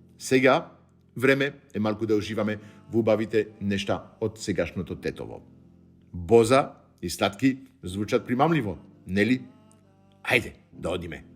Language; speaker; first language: Macedonian; non-native, fluent; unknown